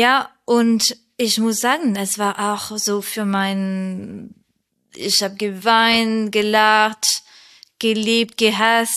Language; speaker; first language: German; non-native, fluent; French